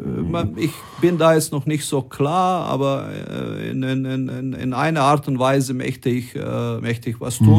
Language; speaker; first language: German; non-native, fluent; Croatian